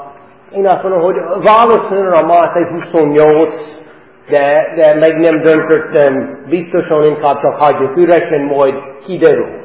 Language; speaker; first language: Hungarian; non-native, fluent; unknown